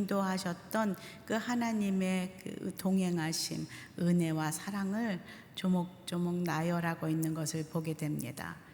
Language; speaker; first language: Korean; native; Korean